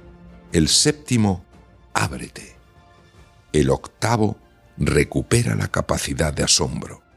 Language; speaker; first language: Spanish; native; Spanish